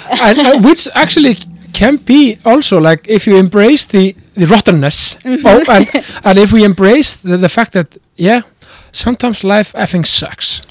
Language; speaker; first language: English; non-native, fluent; Icelandic